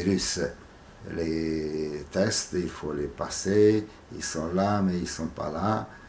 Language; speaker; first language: French; non-native, fluent; Hungarian